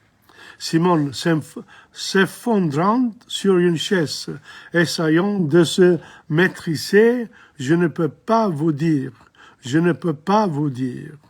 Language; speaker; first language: French; non-native, fluent; English